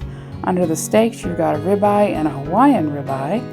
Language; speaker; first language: English; native; English